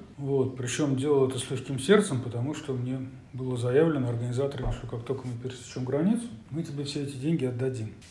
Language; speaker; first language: Russian; native; Russian